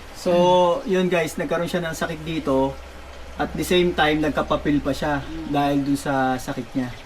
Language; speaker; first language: Filipino; native; Filipino